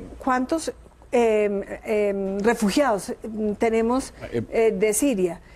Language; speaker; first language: Spanish; native; Spanish